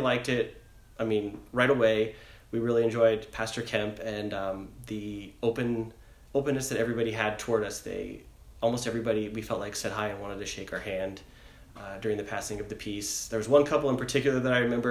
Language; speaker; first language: English; native; English